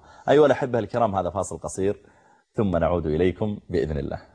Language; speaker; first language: Arabic; native; Arabic